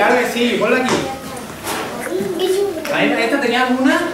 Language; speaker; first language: Spanish; native; Spanish